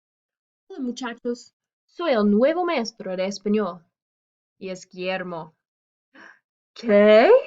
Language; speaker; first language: Spanish; non-native, fluent; English